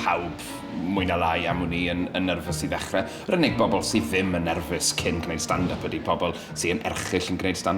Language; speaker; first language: Welsh; native; Welsh